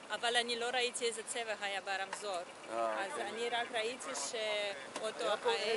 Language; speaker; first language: Hebrew; non-native, learner; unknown